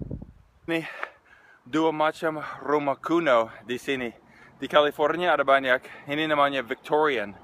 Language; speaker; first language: Indonesian; non-native, fluent; English